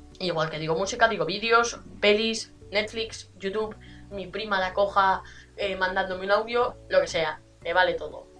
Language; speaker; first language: Spanish; native; Spanish